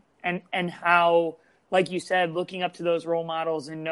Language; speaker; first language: English; native; English